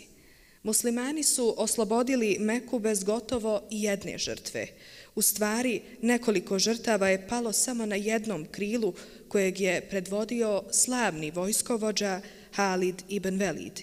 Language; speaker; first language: Bosnian; native; Bosnian